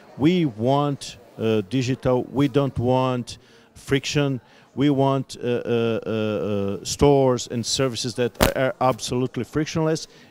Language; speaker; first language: English; non-native, fluent; Portuguese